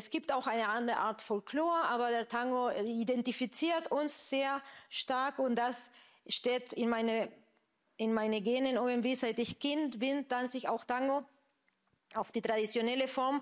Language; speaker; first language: German; non-native, fluent; Spanish